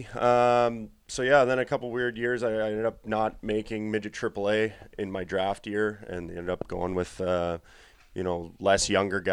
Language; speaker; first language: English; native; English